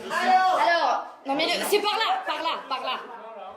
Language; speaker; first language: French; native; French